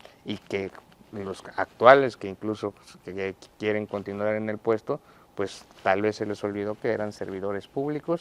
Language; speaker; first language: Spanish; native; Spanish